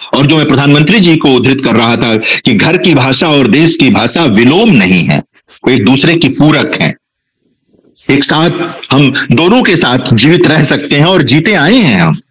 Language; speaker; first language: Hindi; non-native, local second language; Bhojpuri